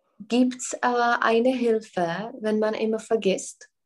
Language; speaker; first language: German; non-native, fluent; Czech